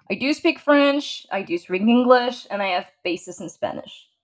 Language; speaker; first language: English; non-native, fluent; French